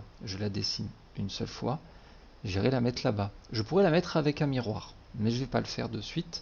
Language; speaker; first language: French; native; French